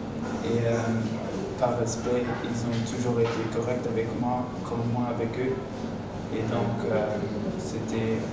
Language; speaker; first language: French; non-native, local second language; Luxembourgish